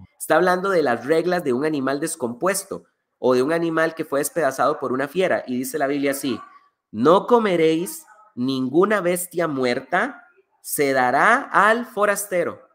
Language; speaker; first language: Spanish; native; Spanish